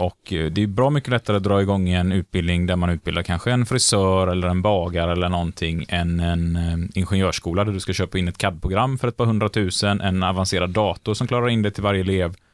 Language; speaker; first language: Swedish; native; Swedish